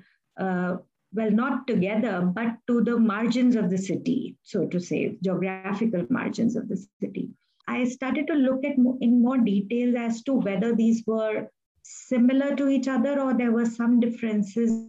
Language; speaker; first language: English; non-native, local second language; Hindi